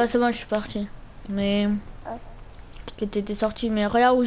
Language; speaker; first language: French; native; French